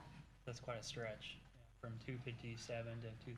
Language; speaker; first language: English; native; English